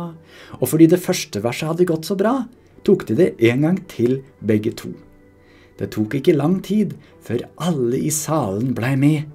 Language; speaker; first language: Norwegian; native; Norwegian